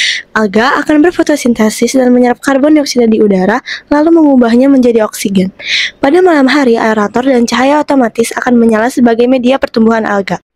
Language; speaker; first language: Indonesian; native; Indonesian